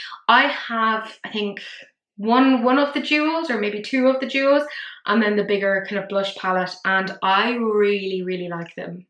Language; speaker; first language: English; native; English